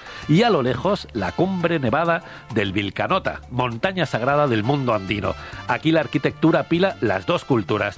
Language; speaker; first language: Spanish; native; Spanish